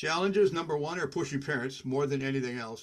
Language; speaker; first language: English; native; English